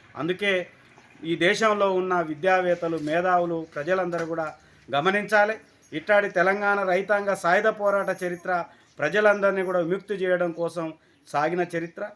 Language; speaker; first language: Telugu; native; Telugu